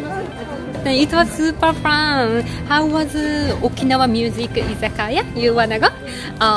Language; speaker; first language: English; non-native, learner; Japanese